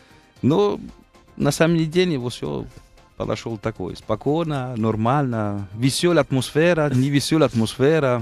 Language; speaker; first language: Russian; non-native, fluent; Italian